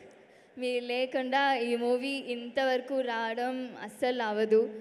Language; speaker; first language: Telugu; non-native, learner; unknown